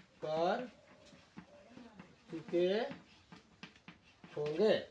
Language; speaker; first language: Hindi; native; Hindi